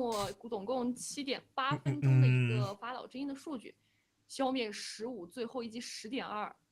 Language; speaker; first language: Chinese; native; Chinese